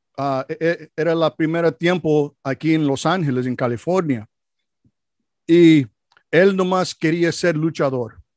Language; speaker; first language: Spanish; non-native, learner; English